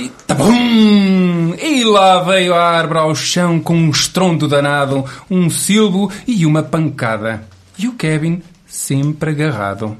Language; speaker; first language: Portuguese; native; Portuguese